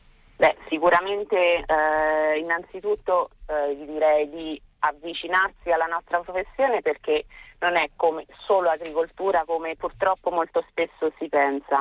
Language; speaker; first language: Italian; native; Italian